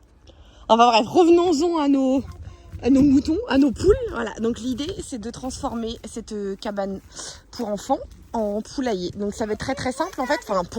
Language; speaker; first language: French; native; French